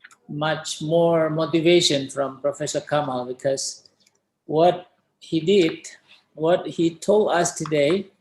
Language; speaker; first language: English; non-native, fluent; Indonesian